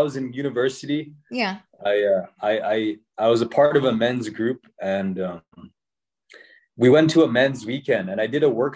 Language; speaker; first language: English; native; English